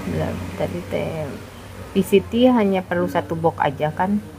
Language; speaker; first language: Indonesian; native; Indonesian